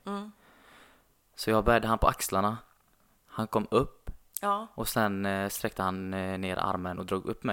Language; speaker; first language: Swedish; non-native, fluent; Arabic